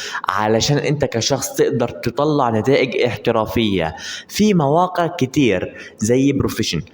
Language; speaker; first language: Arabic; native; Arabic